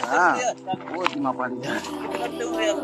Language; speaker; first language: Portuguese; non-native, local second language; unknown